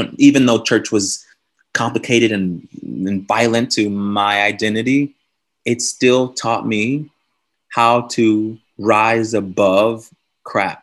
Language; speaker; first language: English; native; English